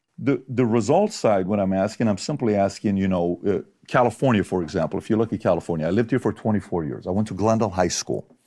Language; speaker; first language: English; early bilingual, other home language; Persian